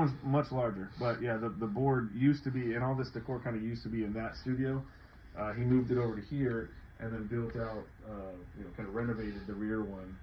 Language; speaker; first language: English; native; English